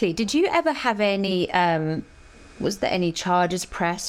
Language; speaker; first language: English; native; English